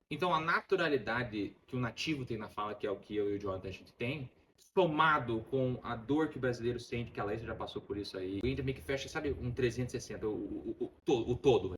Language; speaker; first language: Portuguese; early bilingual, heritage; Portuguese